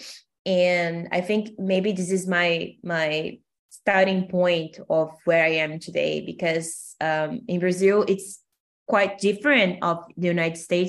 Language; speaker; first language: English; non-native, fluent; Portuguese